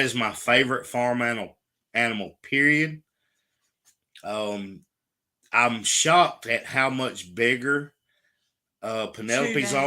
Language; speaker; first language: English; native; English